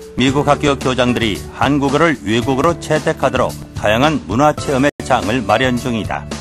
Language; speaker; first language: Korean; native; Korean